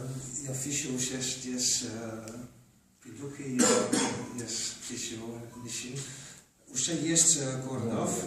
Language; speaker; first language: Russian; non-native, learner; Polish